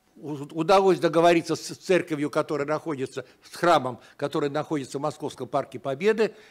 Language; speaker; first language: Russian; native; Russian